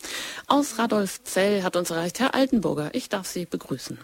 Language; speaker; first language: German; native; German